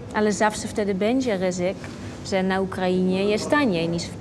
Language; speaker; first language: Polish; early bilingual, heritage; Polish